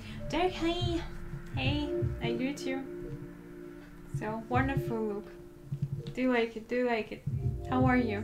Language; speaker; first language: English; non-native, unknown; Russian